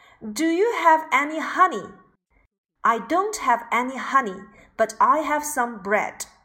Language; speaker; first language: English; non-native, fluent; Chinese